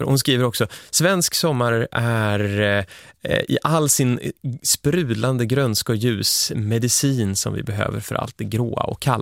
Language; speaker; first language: Swedish; native; Swedish